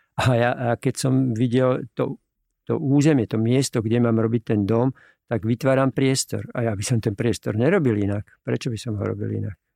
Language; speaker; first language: Slovak; native; Slovak